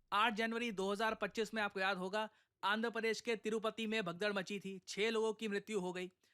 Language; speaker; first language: Hindi; native; Hindi